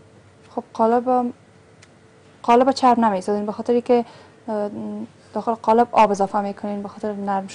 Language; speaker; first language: Persian; native; Persian